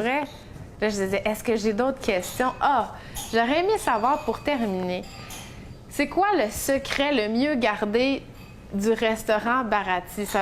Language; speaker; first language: French; native; French